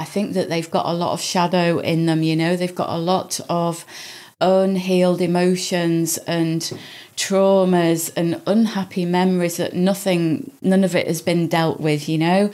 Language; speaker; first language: English; native; English